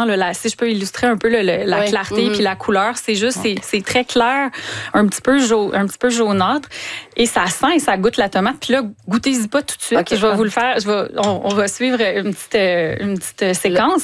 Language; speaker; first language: French; native; French